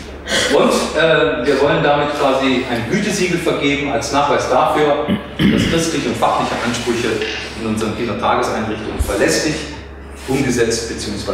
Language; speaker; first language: German; native; German